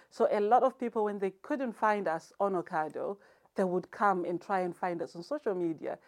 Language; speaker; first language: English; non-native, local second language; Shona